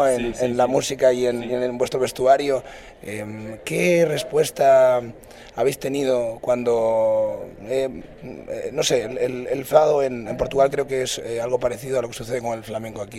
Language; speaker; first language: Spanish; native; Spanish